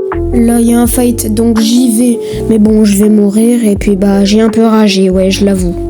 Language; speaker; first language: French; native; French